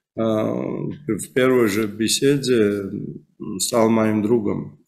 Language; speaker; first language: Russian; non-native, local second language; Georgian